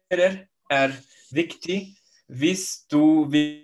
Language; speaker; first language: Norwegian; non-native, learner; Turkish